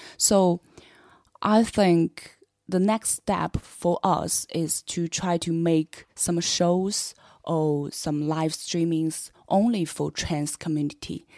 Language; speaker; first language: English; non-native, fluent; Chinese